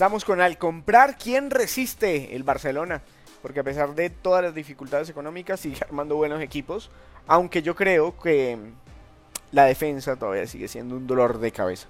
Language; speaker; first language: Spanish; native; Spanish